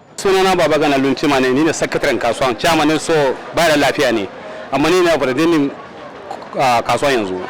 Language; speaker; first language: Hausa; non-native, local second language; Kanuri